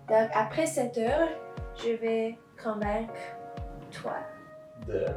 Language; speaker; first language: French; non-native, learner; English